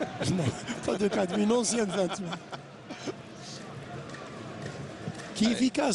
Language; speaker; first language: French; non-native, local second language; Arabic